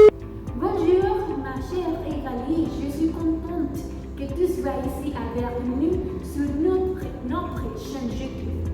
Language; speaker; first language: French; non-native, learner; Spanish